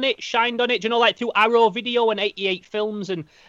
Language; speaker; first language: English; native; English